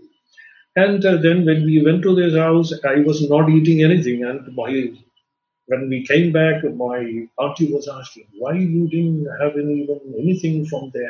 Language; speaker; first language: English; non-native, local second language; Malayalam